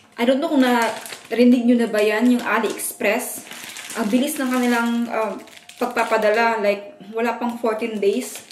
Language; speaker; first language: Filipino; non-native, local second language; Cebuano